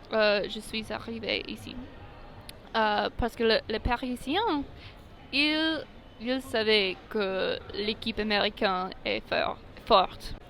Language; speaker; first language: French; non-native, learner; English